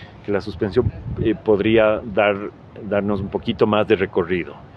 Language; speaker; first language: Spanish; native; Spanish